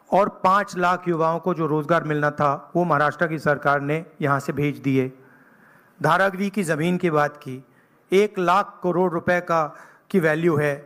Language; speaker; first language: Hindi; native; Hindi